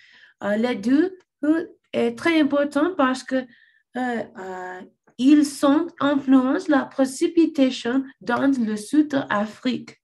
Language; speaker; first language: French; non-native, learner; English